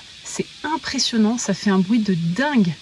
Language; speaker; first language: French; native; French